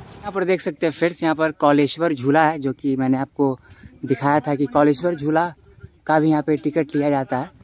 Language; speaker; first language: Hindi; native; Hindi